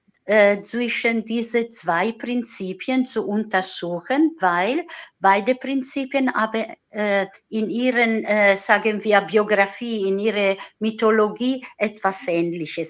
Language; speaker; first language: German; non-native, fluent; Italian